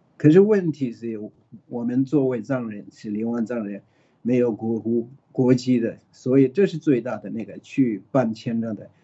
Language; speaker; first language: Chinese; early bilingual, other home language; Tibetan